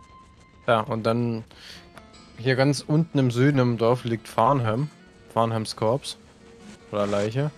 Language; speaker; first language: German; native; German